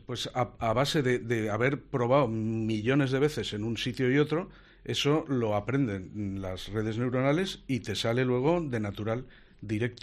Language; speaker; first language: Spanish; native; Spanish